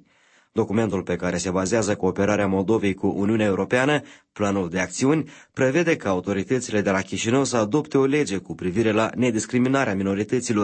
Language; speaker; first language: Romanian; native; Romanian